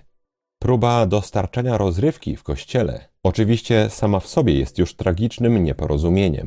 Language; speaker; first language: Polish; native; Polish